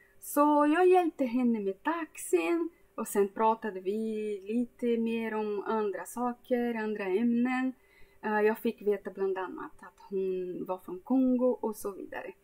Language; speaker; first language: Swedish; non-native, fluent; Portuguese